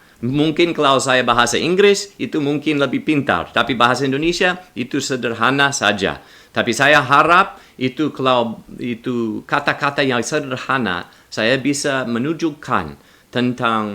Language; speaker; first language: Indonesian; non-native, learner; English